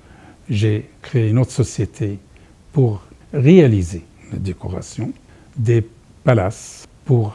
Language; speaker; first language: French; non-native, fluent; Arabic